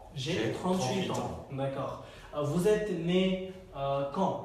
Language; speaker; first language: French; non-native, fluent; Bangla